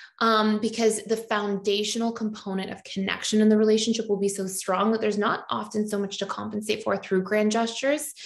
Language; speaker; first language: English; native; English